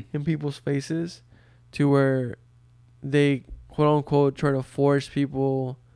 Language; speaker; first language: English; early bilingual, other home language; Spanish